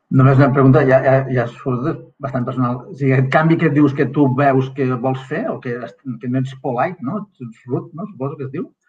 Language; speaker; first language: Catalan; native; Catalan